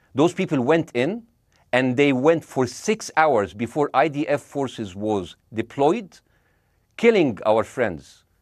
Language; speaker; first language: English; non-native, fluent; Arabic